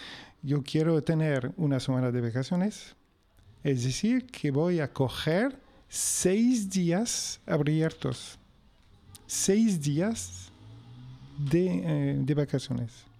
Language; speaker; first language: Spanish; non-native, fluent; French